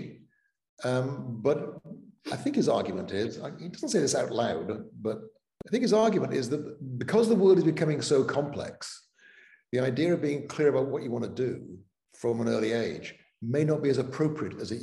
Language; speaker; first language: English; non-native, local second language; Welsh